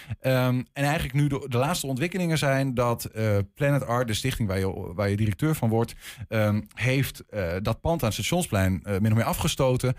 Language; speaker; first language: Dutch; native; Dutch